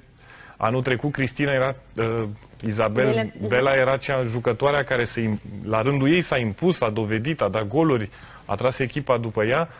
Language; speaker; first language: Romanian; native; Romanian